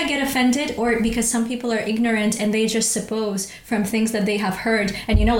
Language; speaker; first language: English; non-native, fluent; Russian